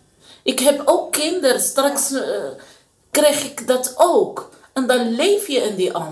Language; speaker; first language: Dutch; non-native, learner; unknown